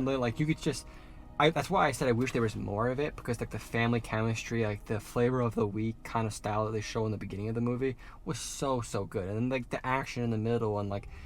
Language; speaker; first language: English; native; English